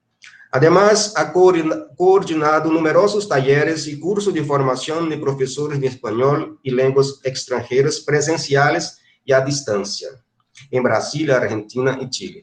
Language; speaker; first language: Spanish; non-native, fluent; Portuguese